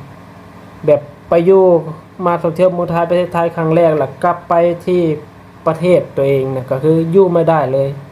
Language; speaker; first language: Thai; non-native, local second language; Lao